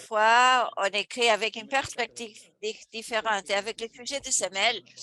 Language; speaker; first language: French; non-native, fluent; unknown